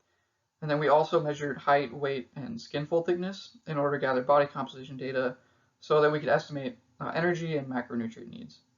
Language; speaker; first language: English; native; English